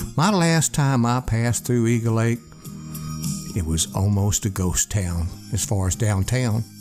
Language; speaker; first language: English; native; English